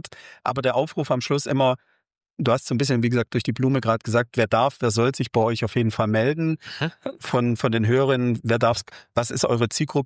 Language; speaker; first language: German; native; German